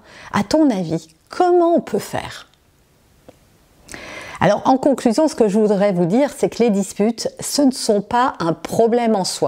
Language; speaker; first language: French; native; French